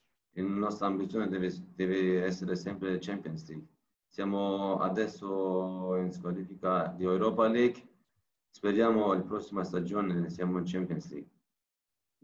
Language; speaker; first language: Italian; non-native, learner; Turkish